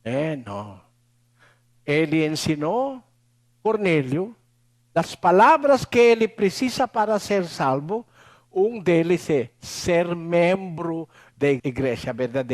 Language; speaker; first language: Portuguese; non-native, learner; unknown